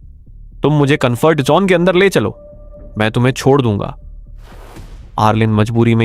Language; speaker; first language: Hindi; native; Hindi